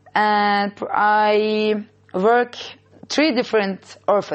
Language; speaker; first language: English; non-native, fluent; Turkish